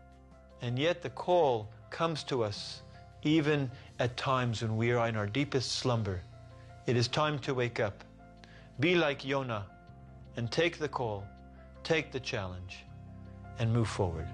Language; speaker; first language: English; native; English